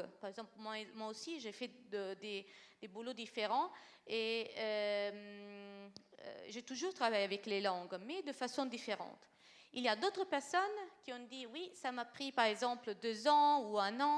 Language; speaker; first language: French; non-native, fluent; Italian